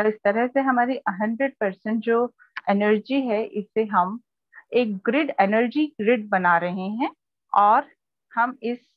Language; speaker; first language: Hindi; native; Hindi